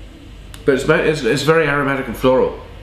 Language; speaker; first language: English; native; English